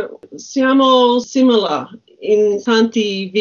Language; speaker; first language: Italian; non-native, learner; English